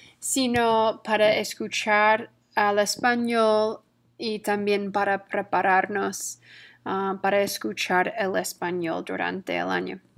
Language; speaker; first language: Spanish; non-native, fluent; English